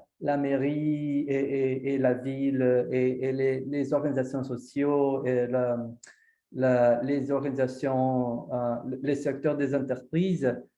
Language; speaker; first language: French; non-native, fluent; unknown